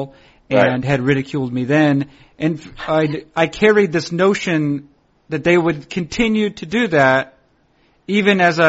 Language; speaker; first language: English; native; English